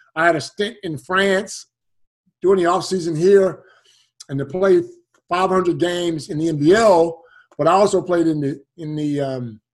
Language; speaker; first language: English; native; English